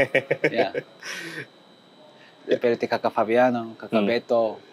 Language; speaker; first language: Indonesian; non-native, learner; Japanese